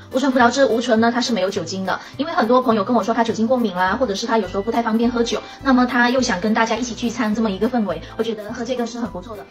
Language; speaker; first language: Chinese; non-native, fluent; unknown